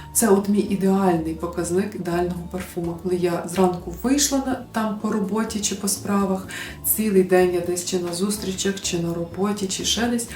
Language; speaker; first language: Ukrainian; native; Ukrainian